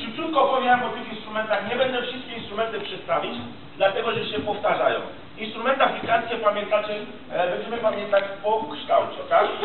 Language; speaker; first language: Polish; non-native, fluent; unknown